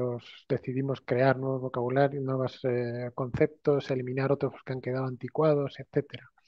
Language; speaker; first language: Spanish; native; Spanish